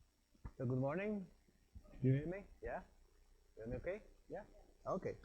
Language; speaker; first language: English; non-native, fluent; Spanish